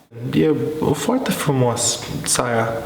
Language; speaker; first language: Romanian; early bilingual, heritage; English